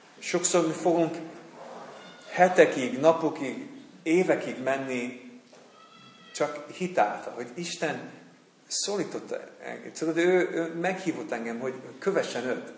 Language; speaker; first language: Hungarian; non-native, fluent; English